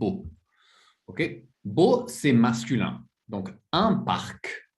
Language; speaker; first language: French; non-native, fluent; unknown